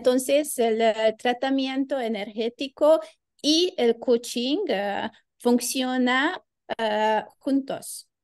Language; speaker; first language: Spanish; non-native, learner; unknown